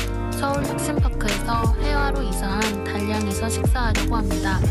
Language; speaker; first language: Korean; native; Korean